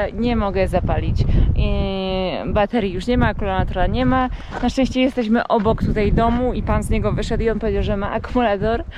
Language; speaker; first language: Polish; native; Polish